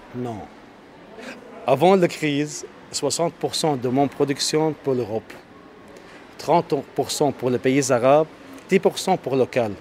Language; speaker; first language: French; non-native, learner; Arabic